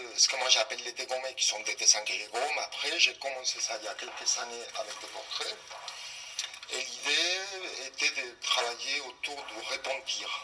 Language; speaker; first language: French; non-native, fluent; Spanish